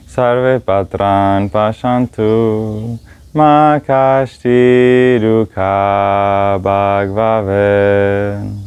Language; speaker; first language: Hindi; non-native, learner; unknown